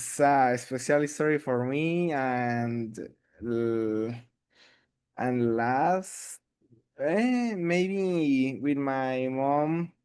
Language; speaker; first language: English; non-native, learner; Spanish